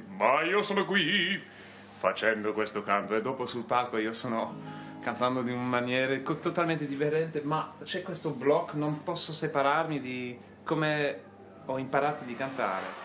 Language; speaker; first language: Italian; non-native, fluent; English